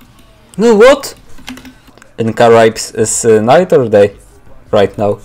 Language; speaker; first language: English; non-native, learner; Polish